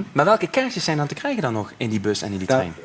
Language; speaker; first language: Dutch; native; Dutch